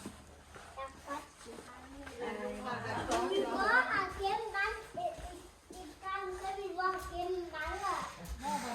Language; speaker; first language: Danish; early bilingual, other home language; Vietnamese